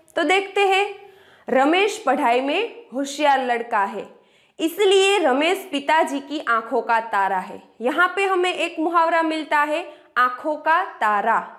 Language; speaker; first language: Hindi; non-native, local second language; Gujarati